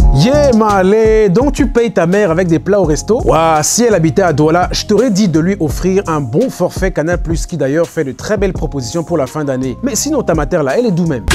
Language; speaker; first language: French; native; French